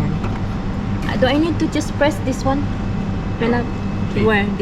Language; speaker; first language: English; non-native, local second language; Filipino